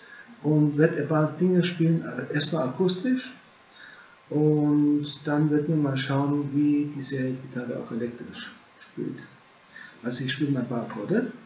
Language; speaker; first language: German; non-native, fluent; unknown